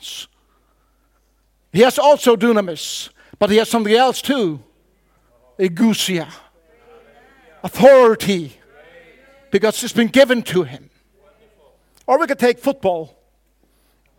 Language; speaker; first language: English; non-native, fluent; Faroese